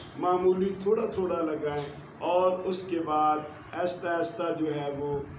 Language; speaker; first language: Urdu; non-native, local second language; Punjabi